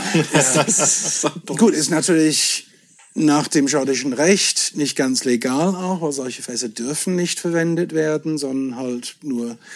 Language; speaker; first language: German; non-native, fluent; English